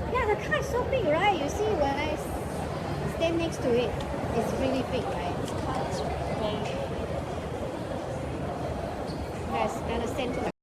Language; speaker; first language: English; non-native, fluent; Korean